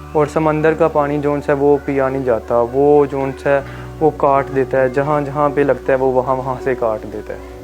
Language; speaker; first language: Urdu; non-native, local second language; Punjabi